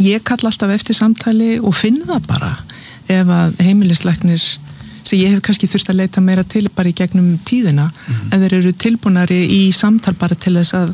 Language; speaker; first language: Icelandic; native; Icelandic